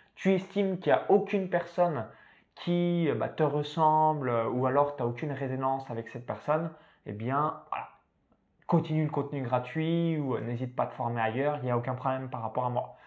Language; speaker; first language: French; native; French